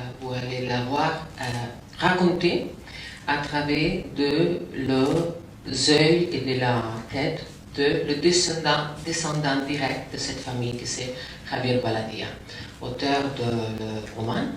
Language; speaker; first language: French; non-native, learner; Spanish